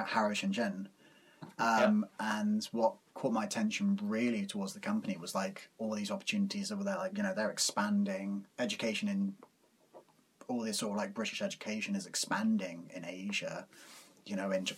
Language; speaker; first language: English; native; English